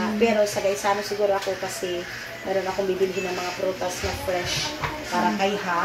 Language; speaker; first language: Filipino; non-native, local second language; Cebuano